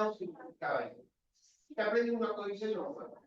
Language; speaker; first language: Portuguese; native; Portuguese